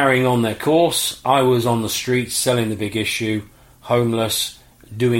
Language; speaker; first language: English; native; English